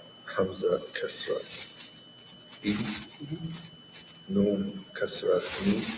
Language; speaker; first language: Arabic; non-native, learner; English